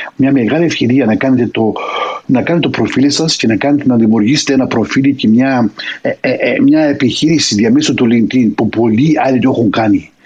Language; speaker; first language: Greek; early bilingual, heritage; Greek